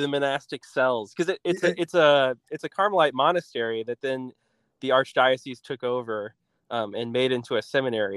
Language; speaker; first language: English; native; English